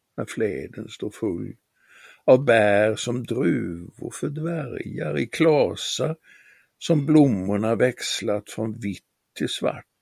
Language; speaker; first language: Swedish; native; Swedish